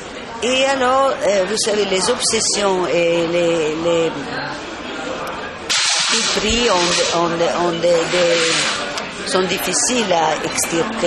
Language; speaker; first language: French; non-native, fluent; Italian